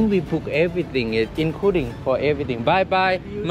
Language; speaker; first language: English; non-native, learner; Thai